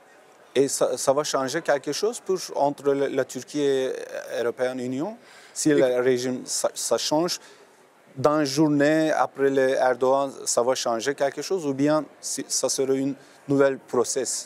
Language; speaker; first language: French; non-native, learner; Turkish